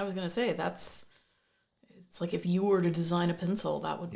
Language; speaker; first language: English; native; English